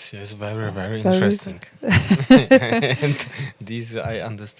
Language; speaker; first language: English; non-native, learner; Polish